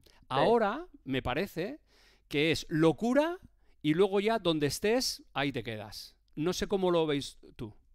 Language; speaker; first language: Spanish; native; Spanish